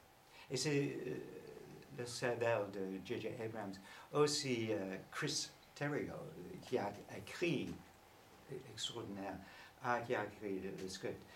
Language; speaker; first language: French; non-native, learner; English